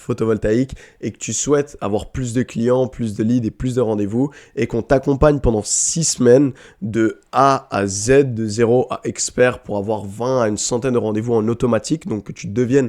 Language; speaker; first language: French; native; French